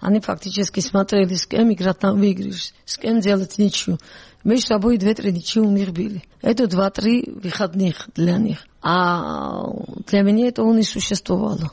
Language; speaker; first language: Russian; non-native, local second language; Georgian